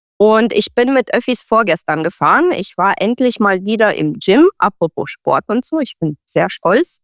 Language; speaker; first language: German; non-native, fluent; Romanian